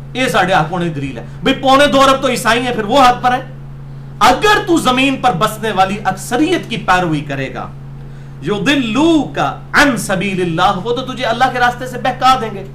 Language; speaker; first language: Urdu; non-native, local second language; Punjabi